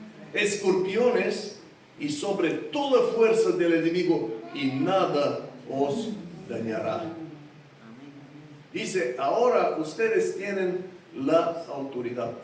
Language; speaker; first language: Spanish; non-native, fluent; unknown